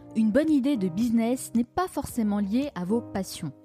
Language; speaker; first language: French; native; French